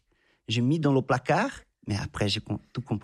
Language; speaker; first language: French; non-native, fluent; Portuguese